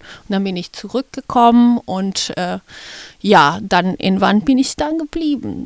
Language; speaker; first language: German; non-native, fluent; Spanish